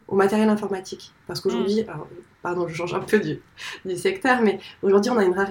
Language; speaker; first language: French; native; French